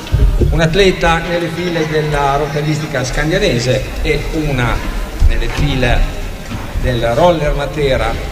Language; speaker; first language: Italian; native; Italian